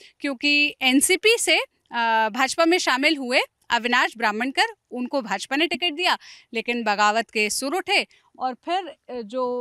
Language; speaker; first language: Hindi; native; Hindi